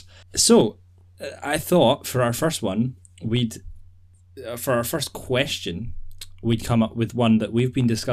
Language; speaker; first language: English; native; English